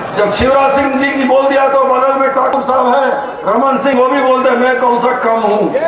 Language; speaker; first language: Hindi; non-native, local second language; Kannada